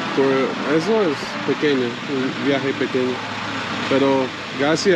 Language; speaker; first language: Spanish; non-native, learner; English